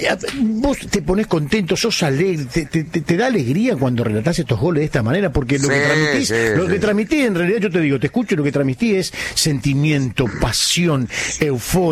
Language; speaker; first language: Spanish; native; Spanish